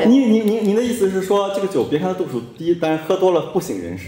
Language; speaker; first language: Chinese; native; Chinese